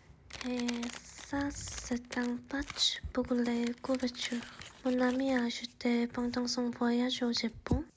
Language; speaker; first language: French; non-native, fluent; Korean